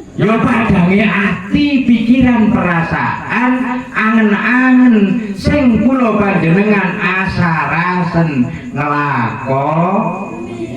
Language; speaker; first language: Javanese; native; Javanese